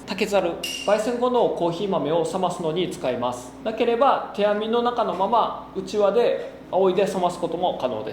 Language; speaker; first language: Japanese; native; Japanese